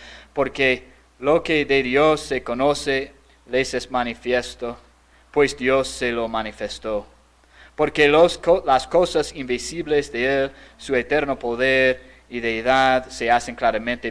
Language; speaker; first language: Spanish; non-native, fluent; English